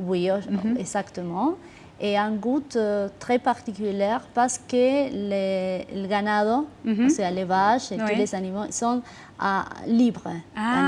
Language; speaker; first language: French; non-native, fluent; Spanish